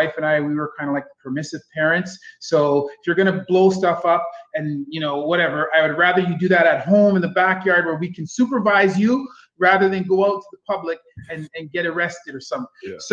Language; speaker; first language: English; native; English